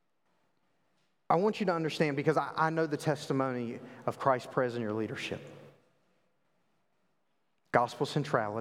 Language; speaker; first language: English; native; English